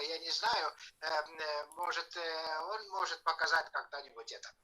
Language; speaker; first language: Russian; non-native, fluent; Estonian